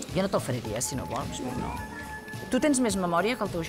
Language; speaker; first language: Catalan; native; Catalan